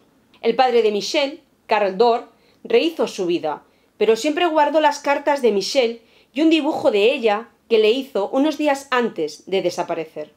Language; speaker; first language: Spanish; native; Spanish